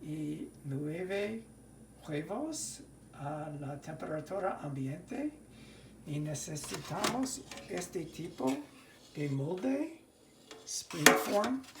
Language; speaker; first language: Spanish; non-native, learner; English